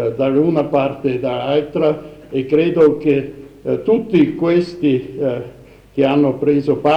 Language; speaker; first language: Italian; non-native, fluent; German